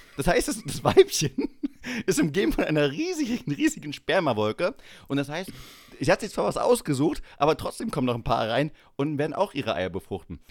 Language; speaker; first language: German; native; German